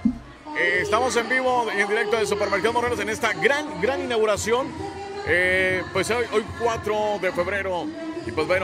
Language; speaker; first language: Spanish; native; Spanish